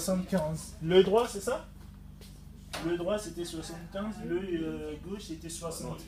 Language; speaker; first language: French; native; French